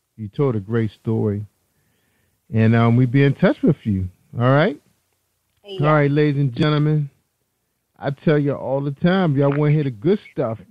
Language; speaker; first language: English; native; English